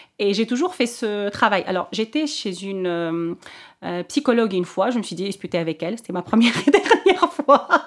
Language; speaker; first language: French; non-native, local second language; Arabic